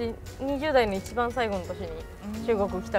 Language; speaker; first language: Japanese; native; Japanese